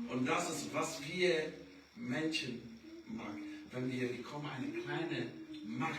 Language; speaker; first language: German; non-native, learner; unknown